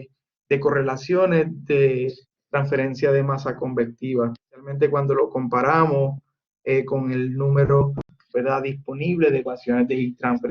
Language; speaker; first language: Spanish; native; Spanish